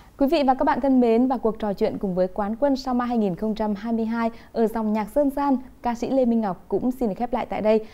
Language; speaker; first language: Vietnamese; native; Vietnamese